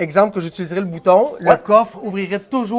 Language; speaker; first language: French; native; French